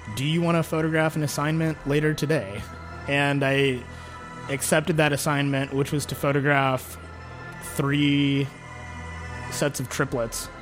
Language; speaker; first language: English; native; English